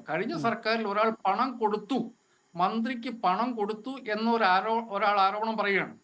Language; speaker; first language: Malayalam; native; Malayalam